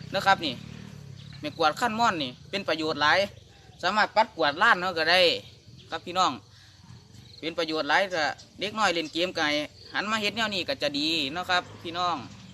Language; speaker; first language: Thai; native; Thai